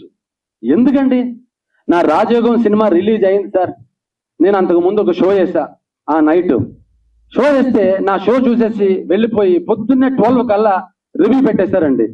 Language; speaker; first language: Telugu; native; Telugu